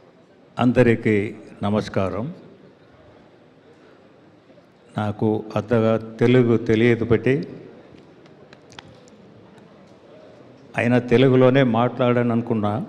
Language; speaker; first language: Telugu; non-native, learner; Tamil